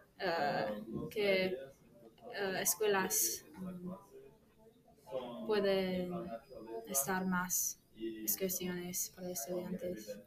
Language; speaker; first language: Spanish; non-native, learner; English